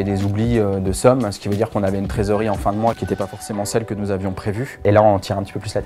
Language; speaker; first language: French; native; French